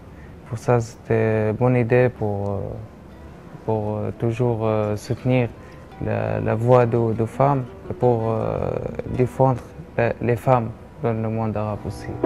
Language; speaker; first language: French; non-native, learner; Arabic